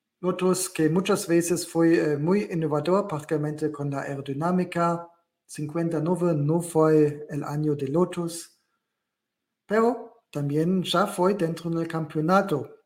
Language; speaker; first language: Spanish; non-native, learner; German